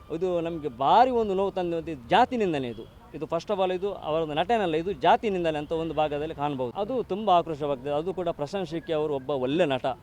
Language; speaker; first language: Kannada; non-native, local second language; Tulu